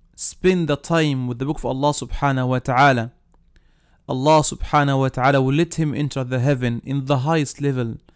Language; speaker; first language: English; non-native, fluent; Arabic